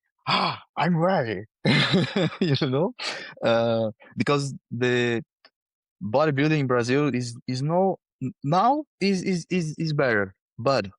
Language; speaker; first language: English; non-native, learner; Portuguese